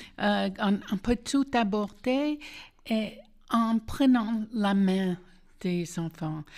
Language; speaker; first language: French; non-native, fluent; English